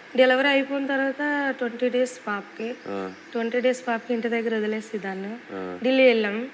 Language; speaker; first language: Telugu; native; Telugu